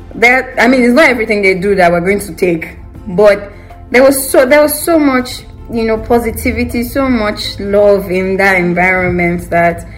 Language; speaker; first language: English; non-native, local second language; Yoruba